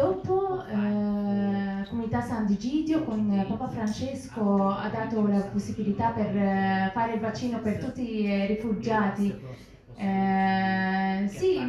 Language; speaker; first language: Italian; non-native, learner; Arabic